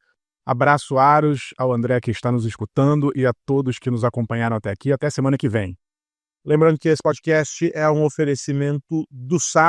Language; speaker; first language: Portuguese; native; Portuguese